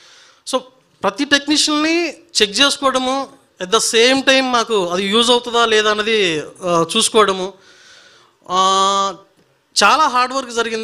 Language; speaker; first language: Telugu; native; Telugu